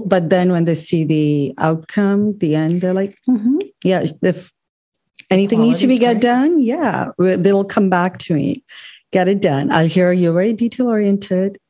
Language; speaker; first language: English; non-native, local second language; Urdu